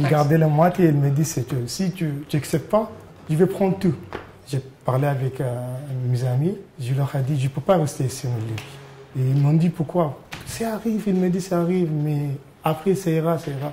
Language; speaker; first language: French; non-native, learner; Arabic